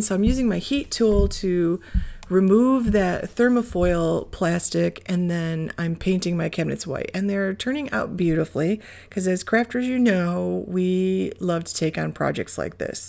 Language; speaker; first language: English; native; English